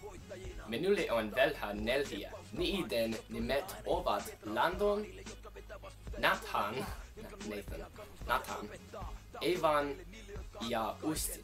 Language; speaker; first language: Finnish; non-native, learner; English